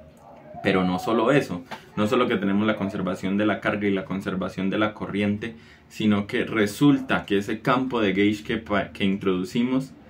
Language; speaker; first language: Spanish; native; Spanish